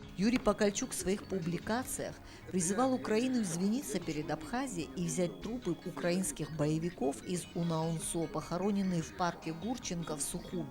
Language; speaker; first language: Russian; native; Russian